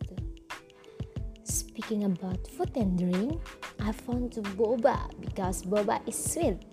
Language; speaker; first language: English; non-native, learner; Indonesian